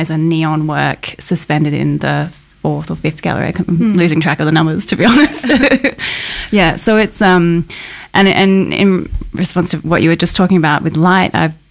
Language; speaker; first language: English; native; English